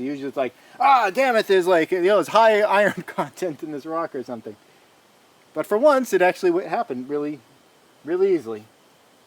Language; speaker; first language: English; native; English